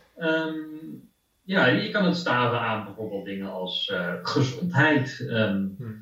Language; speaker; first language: Dutch; native; Dutch